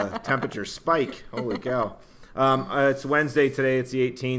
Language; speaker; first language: English; native; English